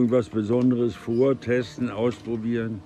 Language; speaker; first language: German; native; German